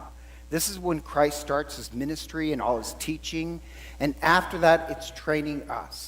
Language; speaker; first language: English; native; English